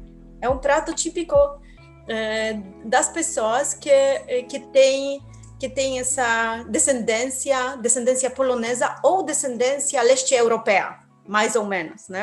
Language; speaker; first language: Portuguese; non-native, fluent; Polish